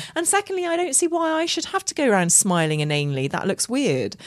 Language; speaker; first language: English; native; English